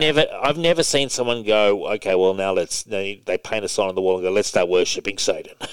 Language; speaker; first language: English; native; English